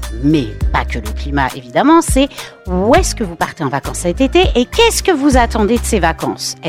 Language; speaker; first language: French; native; French